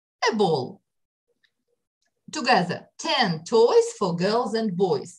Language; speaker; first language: English; non-native, fluent; Ukrainian